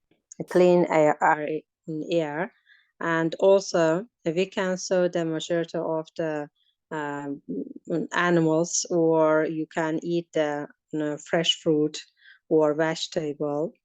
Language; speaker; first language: English; non-native, learner; Azerbaijani